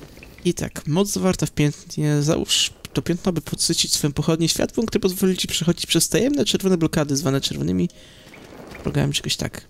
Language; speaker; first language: Polish; native; Polish